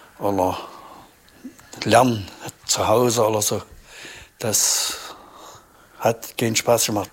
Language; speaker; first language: German; native; German